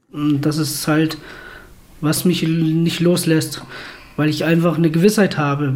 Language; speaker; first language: German; early bilingual, other home language; Spanish